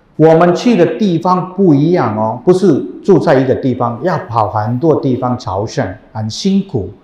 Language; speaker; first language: Chinese; non-native, fluent; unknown